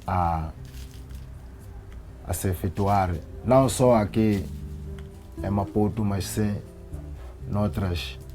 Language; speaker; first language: Portuguese; non-native, local second language; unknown